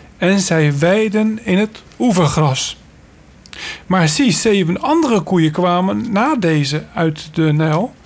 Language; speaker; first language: Dutch; native; Dutch